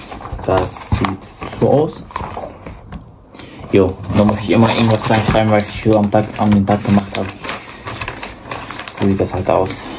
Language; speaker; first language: German; early bilingual, other home language; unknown